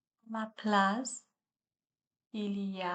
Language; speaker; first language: French; non-native, learner; Chinese